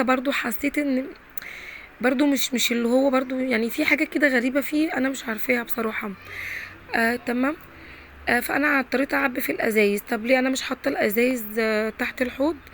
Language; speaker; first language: Arabic; native; Arabic